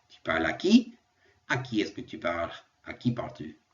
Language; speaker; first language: French; non-native, fluent; English